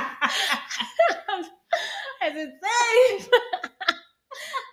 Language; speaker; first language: English; non-native, local second language; Northern Sotho